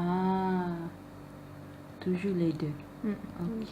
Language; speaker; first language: French; non-native, learner; Malay